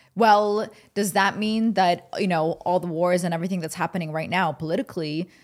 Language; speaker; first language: English; early bilingual, other home language; Arabic